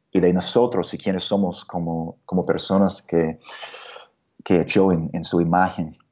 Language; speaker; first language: Spanish; non-native, fluent; English